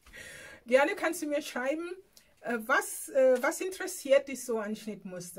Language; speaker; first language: German; non-native, fluent; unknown